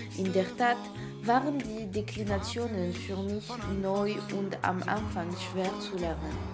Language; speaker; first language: German; non-native, learner; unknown